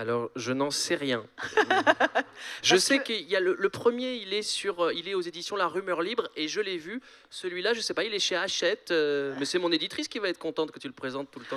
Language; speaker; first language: French; native; French